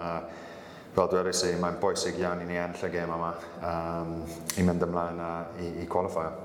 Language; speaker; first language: Welsh; non-native, local second language; English